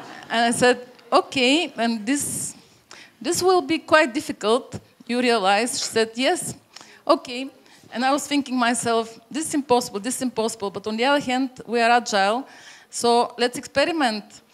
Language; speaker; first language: English; non-native, fluent; Bulgarian